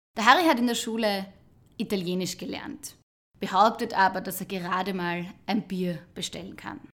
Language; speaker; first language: German; native; German